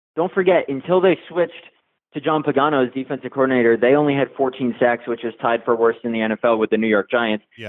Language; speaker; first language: English; native; English